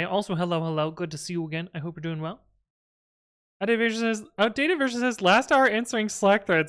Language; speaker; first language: English; native; English